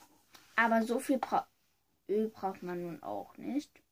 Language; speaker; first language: German; early bilingual, other home language; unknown